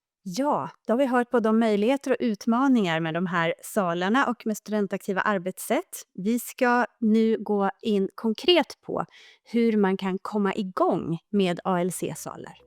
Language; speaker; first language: Swedish; native; Swedish